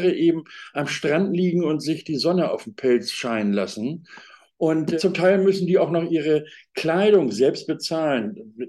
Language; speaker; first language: German; native; German